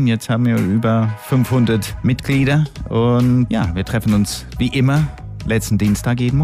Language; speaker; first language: German; non-native, fluent; English